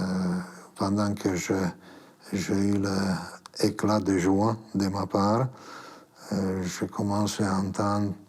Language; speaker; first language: French; non-native, fluent; Slovak